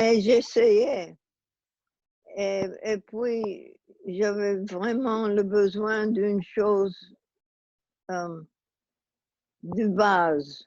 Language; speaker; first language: French; non-native, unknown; Italian